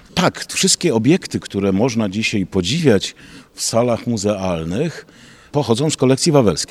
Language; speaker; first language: Polish; native; Polish